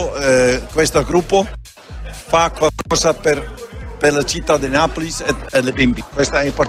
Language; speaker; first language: Italian; non-native, learner; Dutch